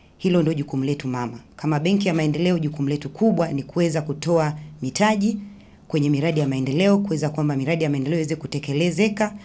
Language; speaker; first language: Swahili; native; Swahili